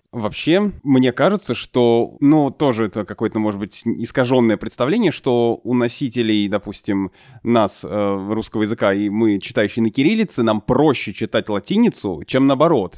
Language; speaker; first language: Russian; native; Russian